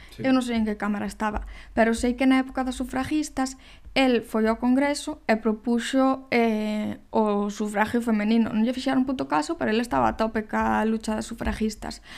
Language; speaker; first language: Galician; non-native, local second language; Spanish